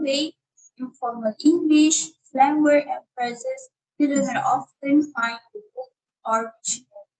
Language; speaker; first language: English; non-native, learner; Malay